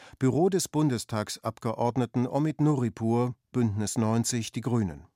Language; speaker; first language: German; native; German